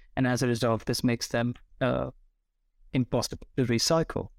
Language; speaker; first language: English; non-native, local second language; Hindi